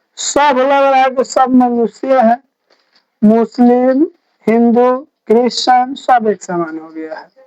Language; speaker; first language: Hindi; native; Hindi